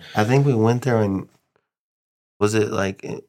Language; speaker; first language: English; early bilingual, other home language; Filipino